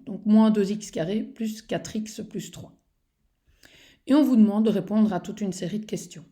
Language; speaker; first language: French; native; French